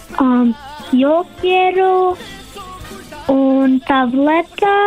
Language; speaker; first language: Spanish; early bilingual, other home language; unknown